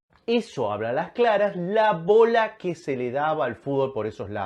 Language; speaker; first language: Spanish; native; Spanish